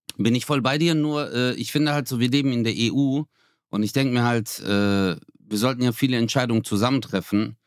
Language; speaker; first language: German; early bilingual, other home language; Turkish